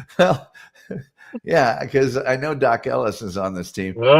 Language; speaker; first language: English; native; English